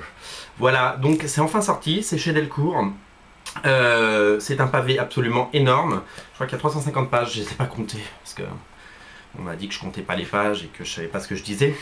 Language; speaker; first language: French; native; French